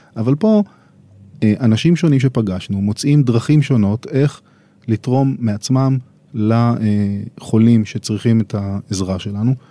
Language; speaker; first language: Hebrew; native; Hebrew